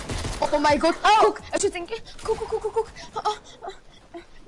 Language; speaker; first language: German; non-native, local second language; Luxembourgish